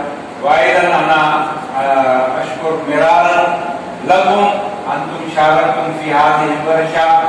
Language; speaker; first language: Arabic; non-native, learner; Urdu